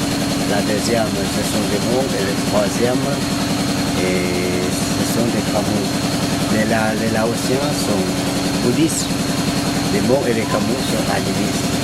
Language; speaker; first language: French; non-native, fluent; Lao